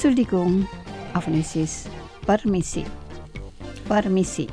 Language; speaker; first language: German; non-native, fluent; Indonesian